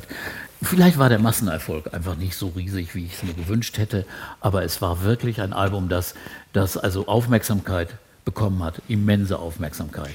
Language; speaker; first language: German; native; German